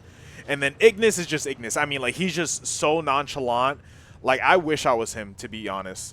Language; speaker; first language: English; native; English